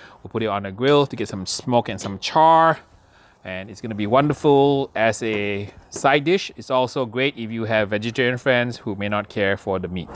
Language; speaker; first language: English; native; English